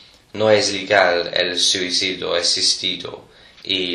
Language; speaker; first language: Spanish; non-native, learner; English